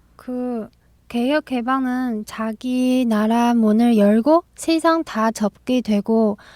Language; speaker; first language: Korean; non-native, fluent; Chinese